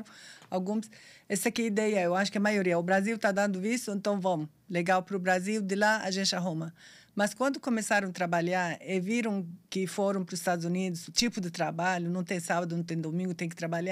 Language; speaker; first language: Portuguese; non-native, fluent; Arabic